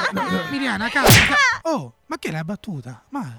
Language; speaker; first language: Italian; native; Italian